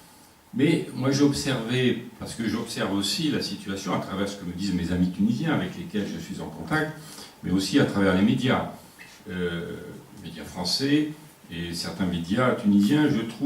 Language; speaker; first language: French; native; French